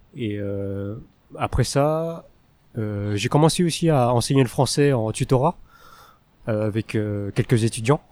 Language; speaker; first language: French; early bilingual, other home language; Min Nan Chinese